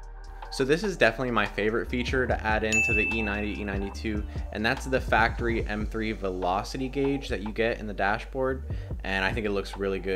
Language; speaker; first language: English; native; English